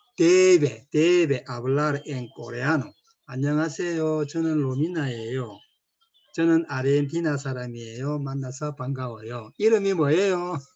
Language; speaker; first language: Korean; native; Korean